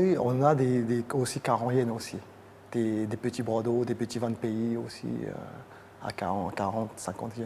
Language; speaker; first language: French; non-native, fluent; Chinese